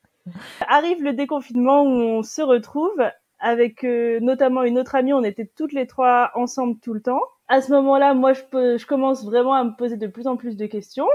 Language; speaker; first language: French; native; French